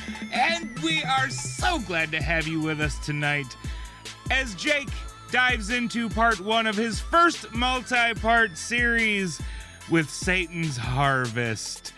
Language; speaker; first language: English; native; English